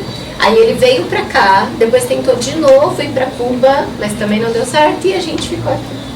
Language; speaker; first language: Portuguese; early bilingual, other home language; Spanish